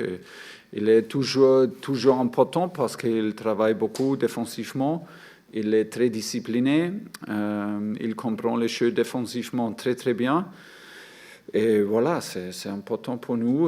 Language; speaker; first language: French; non-native, fluent; German